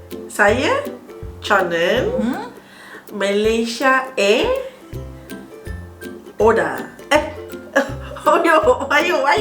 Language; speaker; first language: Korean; non-native, learner; Malay